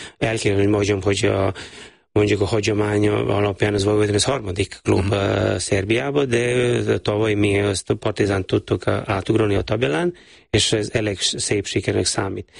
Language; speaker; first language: Hungarian; non-native, fluent; Serbian